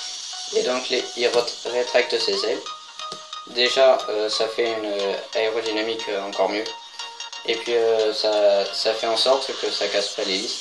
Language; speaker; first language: French; native; French